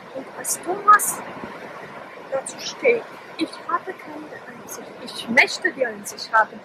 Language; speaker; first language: German; non-native, fluent; Polish